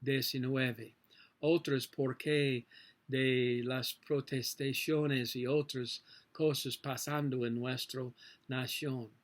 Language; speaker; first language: Spanish; non-native, learner; English